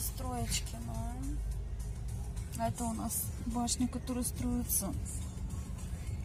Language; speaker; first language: Russian; native; Russian